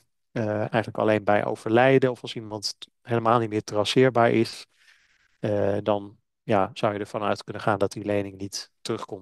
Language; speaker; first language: Dutch; native; Dutch